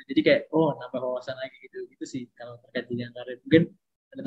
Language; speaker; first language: Indonesian; native; Indonesian